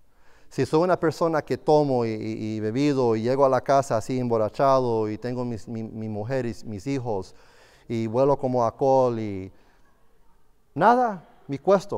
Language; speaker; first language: Spanish; non-native, fluent; English